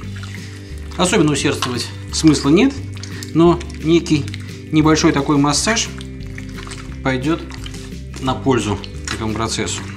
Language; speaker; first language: Russian; native; Russian